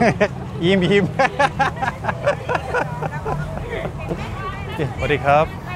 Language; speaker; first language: Thai; non-native, learner; Russian